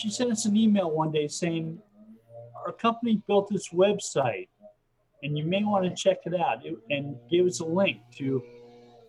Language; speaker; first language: English; native; English